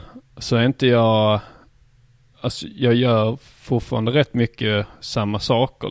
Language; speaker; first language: Swedish; native; Swedish